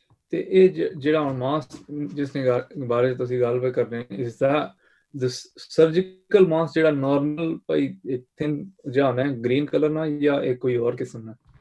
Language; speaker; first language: Punjabi; early bilingual, heritage; Punjabi